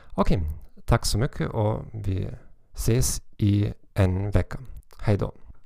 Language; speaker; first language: Swedish; non-native, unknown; German